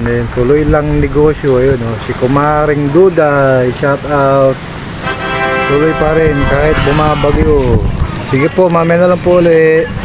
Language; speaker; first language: Filipino; native; Filipino